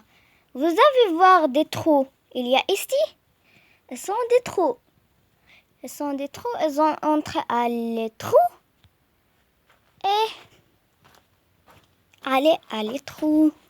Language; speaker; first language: French; non-native, learner; Arabic